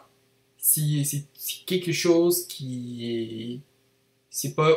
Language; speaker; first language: French; non-native, learner; English